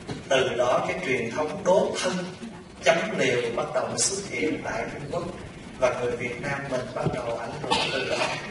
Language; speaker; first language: Vietnamese; native; Vietnamese